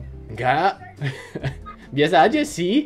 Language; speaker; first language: Indonesian; non-native, fluent; English